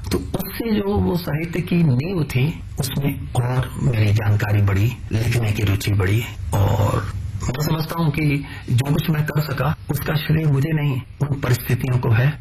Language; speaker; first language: Hindi; non-native, local second language; Punjabi